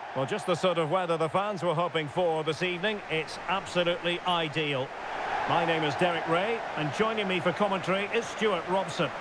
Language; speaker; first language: English; native; English